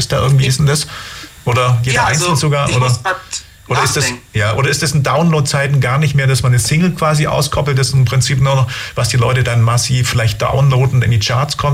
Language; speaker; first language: German; native; German